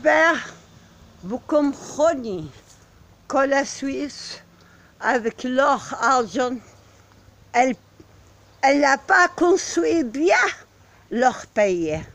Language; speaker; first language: French; non-native, learner; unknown